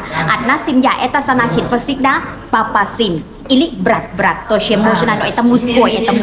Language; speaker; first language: Russian; non-native, learner; Thai